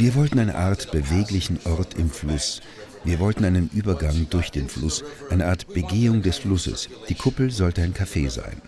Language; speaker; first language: German; native; German